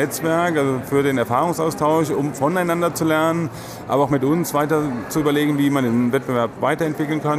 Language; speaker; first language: German; native; German